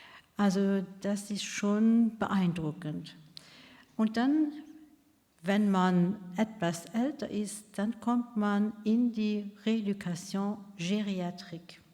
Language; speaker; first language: German; non-native, local second language; Luxembourgish